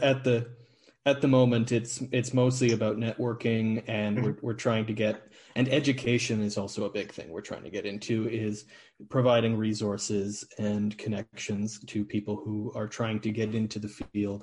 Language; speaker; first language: English; native; English